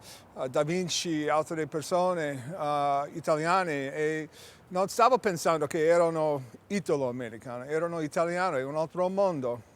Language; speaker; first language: Italian; early bilingual, heritage; English